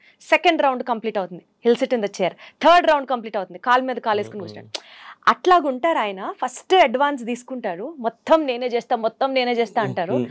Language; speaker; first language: Telugu; native; Telugu